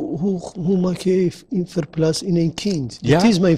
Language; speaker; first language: Dutch; non-native, learner; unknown